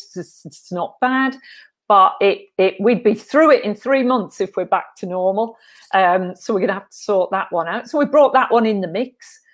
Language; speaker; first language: English; native; English